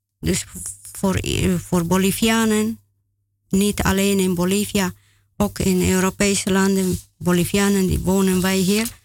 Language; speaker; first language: Dutch; non-native, learner; Spanish